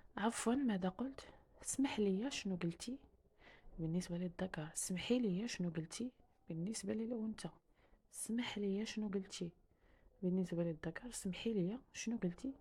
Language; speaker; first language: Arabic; native; Arabic